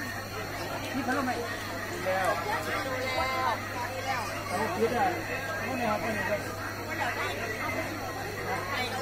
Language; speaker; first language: Thai; non-native, local second language; Northeastern Thai